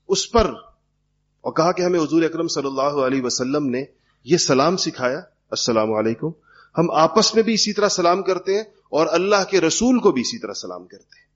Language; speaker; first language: Urdu; native; Urdu